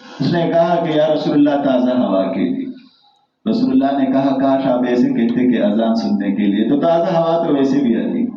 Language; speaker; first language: Urdu; non-native, local second language; Pashto